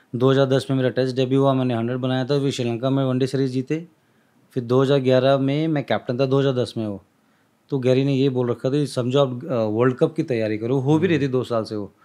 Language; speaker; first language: Hindi; native; Hindi